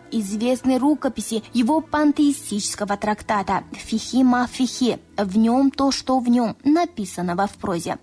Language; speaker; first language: Russian; non-native, local second language; Tajik